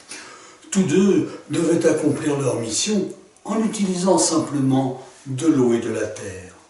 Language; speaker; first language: French; native; French